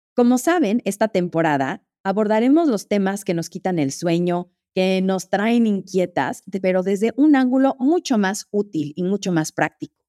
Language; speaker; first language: Spanish; native; Spanish